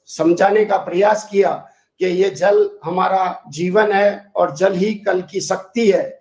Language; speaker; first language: Hindi; native; Hindi